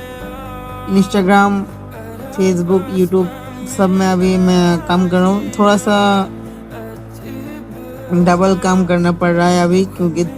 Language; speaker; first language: Hindi; non-native, fluent; Bangla